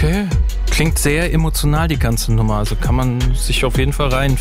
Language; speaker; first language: German; native; German